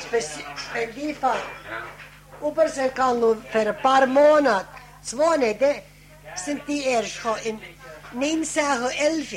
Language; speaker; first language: German; early bilingual, heritage; German